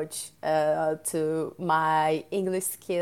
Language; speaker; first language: English; non-native, fluent; Turkish